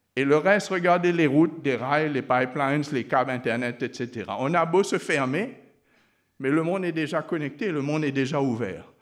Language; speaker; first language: French; non-native, local second language; Morisyen